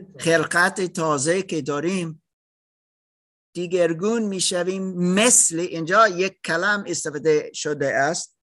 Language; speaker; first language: Persian; non-native, learner; English